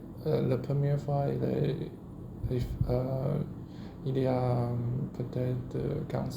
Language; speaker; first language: French; non-native, learner; Chinese